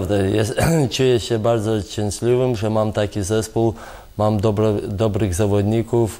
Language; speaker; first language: Polish; non-native, fluent; Lithuanian